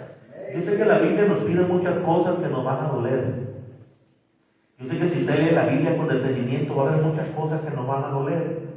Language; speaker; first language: Spanish; native; Spanish